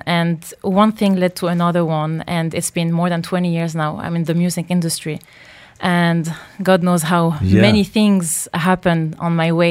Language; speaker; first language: English; non-native, fluent; French